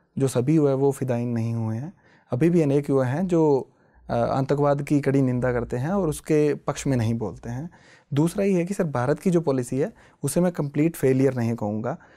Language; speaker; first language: Hindi; native; Hindi